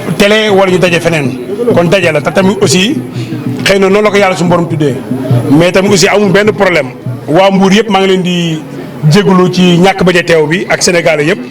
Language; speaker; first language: Wolof; native; Wolof